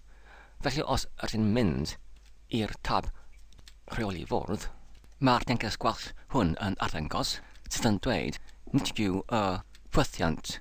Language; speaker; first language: Welsh; non-native, learner; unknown